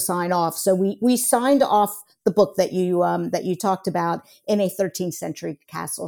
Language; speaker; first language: English; native; English